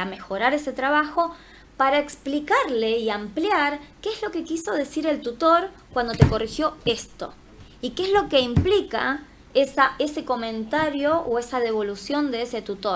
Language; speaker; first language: Spanish; native; Spanish